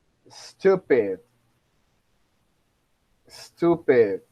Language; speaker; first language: English; non-native, fluent; Spanish